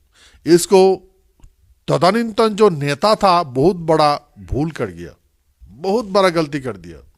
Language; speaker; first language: Hindi; non-native, local second language; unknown